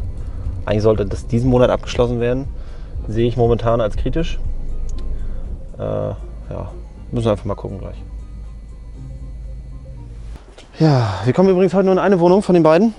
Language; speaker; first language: German; native; German